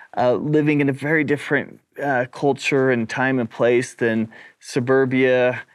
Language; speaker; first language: English; native; English